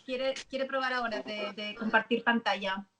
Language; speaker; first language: Spanish; native; Spanish